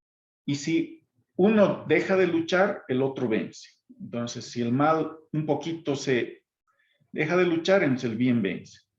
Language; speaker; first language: Spanish; native; Spanish